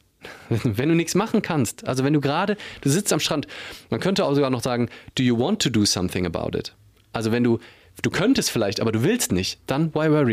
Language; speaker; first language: German; native; German